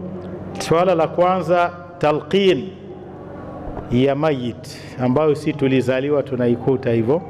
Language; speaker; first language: Swahili; non-native, local second language; Rundi